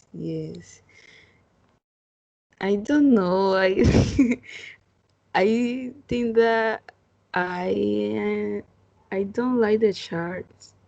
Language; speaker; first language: English; non-native, learner; Spanish